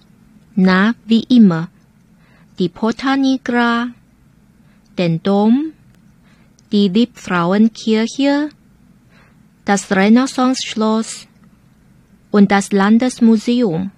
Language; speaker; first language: German; non-native, fluent; Chinese